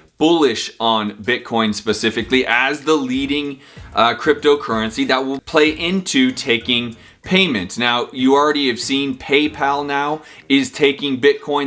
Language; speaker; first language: English; native; English